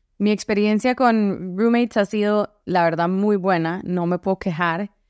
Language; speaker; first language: Spanish; native; Spanish